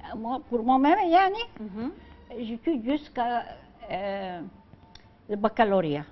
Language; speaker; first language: French; non-native, learner; Arabic